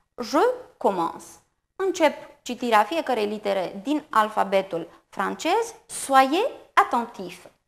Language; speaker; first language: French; non-native, fluent; Romanian